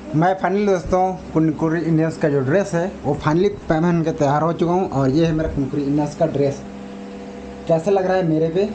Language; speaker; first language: Hindi; native; Hindi